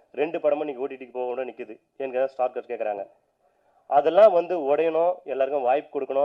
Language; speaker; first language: Tamil; native; Tamil